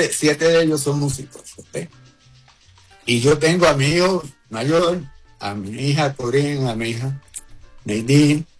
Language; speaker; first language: Spanish; early bilingual, heritage; Spanish